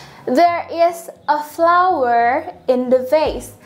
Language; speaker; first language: English; non-native, fluent; Indonesian